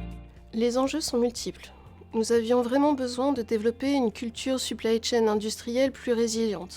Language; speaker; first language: French; native; French